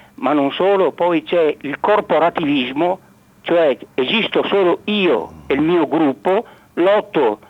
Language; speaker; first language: Italian; native; Italian